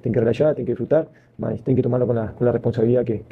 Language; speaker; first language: Portuguese; non-native, fluent; Spanish